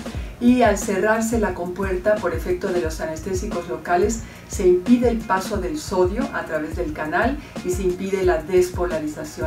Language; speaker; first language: Spanish; native; Spanish